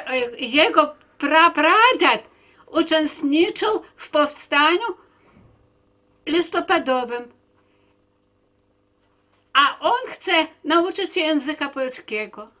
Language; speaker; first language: Polish; early bilingual, heritage; Polish